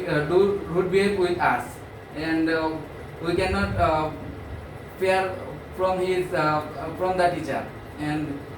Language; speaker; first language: English; non-native, learner; Bangla